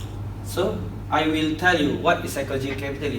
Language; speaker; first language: English; non-native, learner; Malay